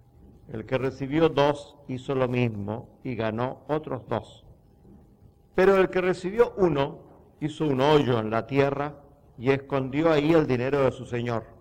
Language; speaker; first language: Spanish; native; Spanish